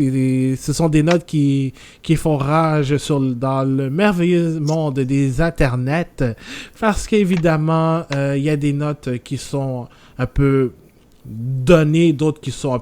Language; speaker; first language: French; native; French